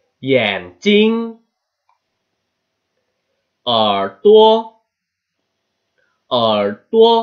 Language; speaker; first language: Chinese; non-native, fluent; Indonesian